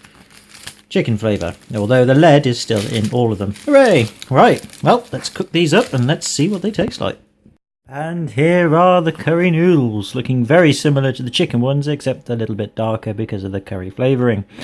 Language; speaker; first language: English; native; English